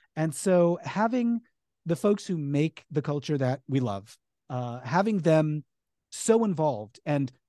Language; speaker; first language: English; native; English